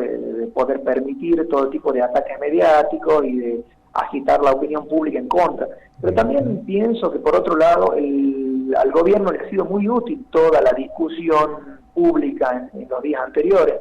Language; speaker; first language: Spanish; native; Spanish